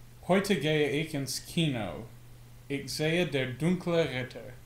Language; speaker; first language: German; non-native, learner; English